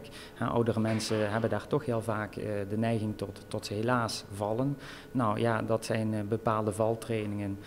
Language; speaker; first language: Dutch; native; Dutch